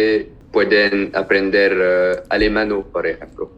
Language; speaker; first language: Spanish; non-native, learner; French